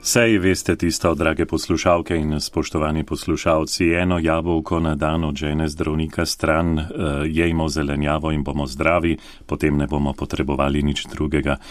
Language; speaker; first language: Slovenian; native; Slovenian